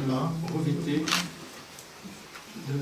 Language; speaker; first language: French; native; French